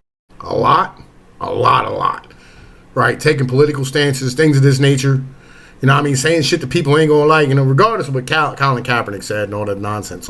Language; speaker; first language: English; native; English